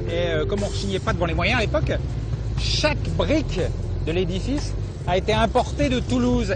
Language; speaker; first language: French; native; French